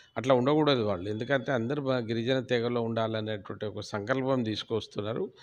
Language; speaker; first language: Telugu; non-native, local second language; Lambadi